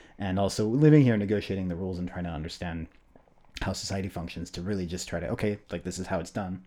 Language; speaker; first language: English; native; English